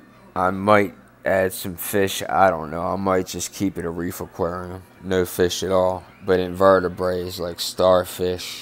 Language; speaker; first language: English; native; English